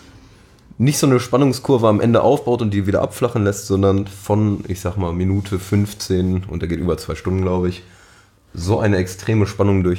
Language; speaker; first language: German; native; German